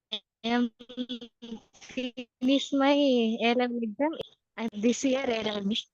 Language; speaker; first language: English; non-native, learner; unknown